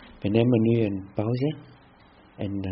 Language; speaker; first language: Dutch; non-native, fluent; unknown